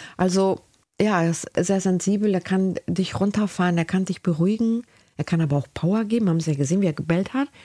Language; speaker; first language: German; early bilingual, other home language; Spanish